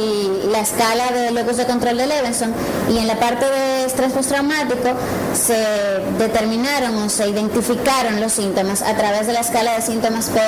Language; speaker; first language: Spanish; native; Spanish